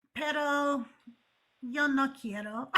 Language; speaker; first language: Spanish; non-native, learner; English